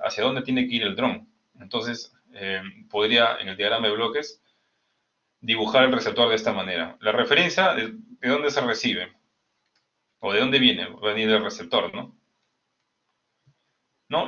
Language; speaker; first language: Spanish; native; Spanish